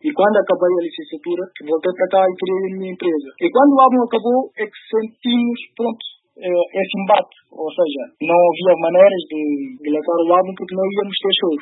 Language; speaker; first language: Portuguese; early bilingual, other home language; Upper Guinea Crioulo